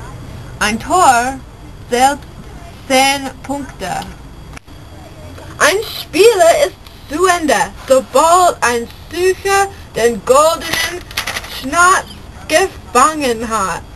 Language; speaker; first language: German; non-native, learner; English